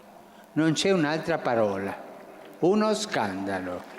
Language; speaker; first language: Italian; early bilingual, heritage; Spanish